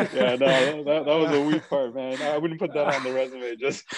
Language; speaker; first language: English; native; English